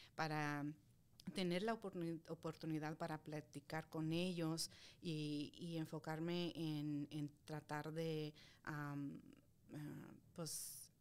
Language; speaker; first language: Spanish; early bilingual, heritage; Spanish